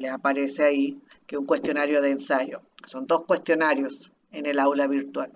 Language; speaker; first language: Spanish; native; Spanish